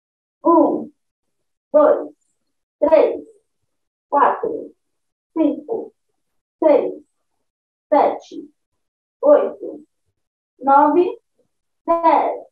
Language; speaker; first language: Portuguese; native; Portuguese